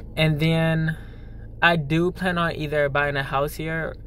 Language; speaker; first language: English; native; English